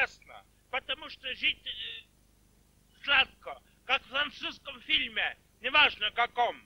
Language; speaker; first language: Russian; non-native, local second language; Estonian